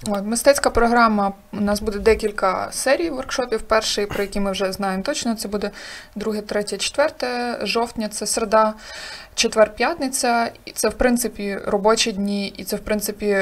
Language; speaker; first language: Ukrainian; native; Ukrainian